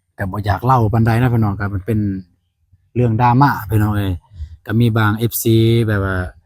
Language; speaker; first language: Lao; non-native, local second language; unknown